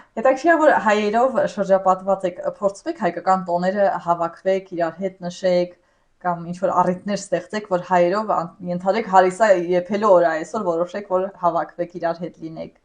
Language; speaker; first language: Armenian; native; Armenian